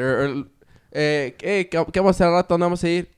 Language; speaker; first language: Spanish; early bilingual, heritage; Spanish